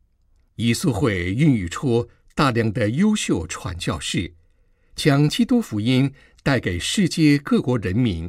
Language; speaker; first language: Chinese; native; Chinese